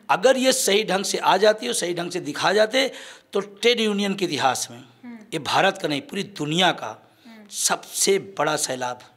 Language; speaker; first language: Hindi; native; Hindi